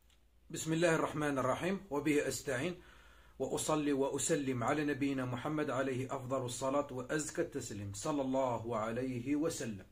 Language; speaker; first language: Arabic; native; Arabic